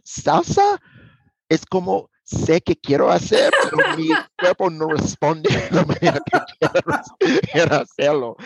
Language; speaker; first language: Spanish; non-native, learner; English